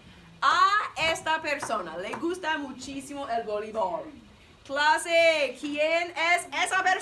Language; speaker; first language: Spanish; non-native, fluent; English